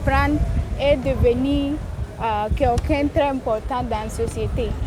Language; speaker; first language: French; non-native, learner; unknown